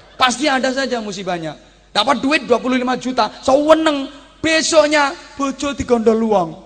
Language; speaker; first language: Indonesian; non-native, local second language; Javanese